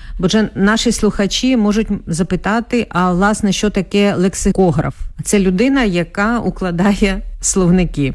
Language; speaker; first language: Ukrainian; native; Ukrainian